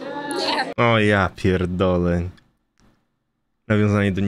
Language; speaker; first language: Polish; native; Polish